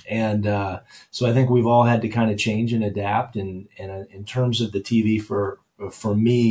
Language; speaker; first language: English; native; English